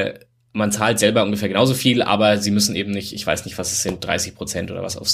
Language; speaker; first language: German; native; German